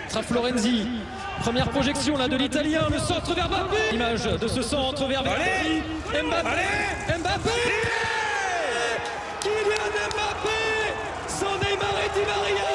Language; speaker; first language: French; native; French